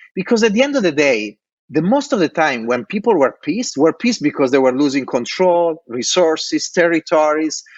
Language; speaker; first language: English; non-native, fluent; Italian